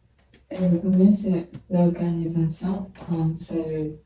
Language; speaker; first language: French; non-native, learner; Chinese